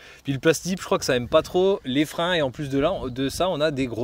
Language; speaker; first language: French; native; French